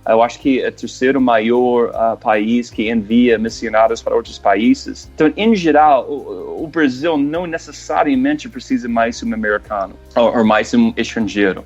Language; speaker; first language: Portuguese; non-native, fluent; English